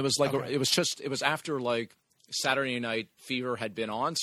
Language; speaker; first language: English; native; English